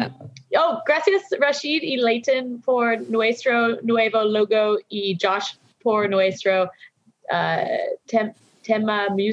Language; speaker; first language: Spanish; non-native, learner; English